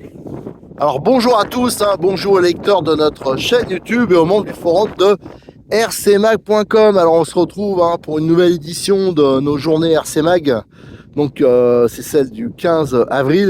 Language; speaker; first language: French; native; French